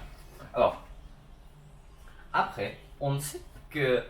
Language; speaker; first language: French; non-native, learner; English